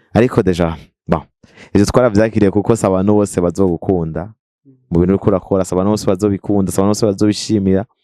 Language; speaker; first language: Rundi; native; Rundi